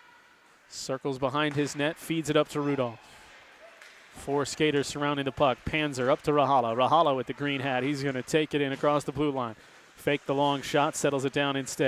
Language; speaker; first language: English; native; English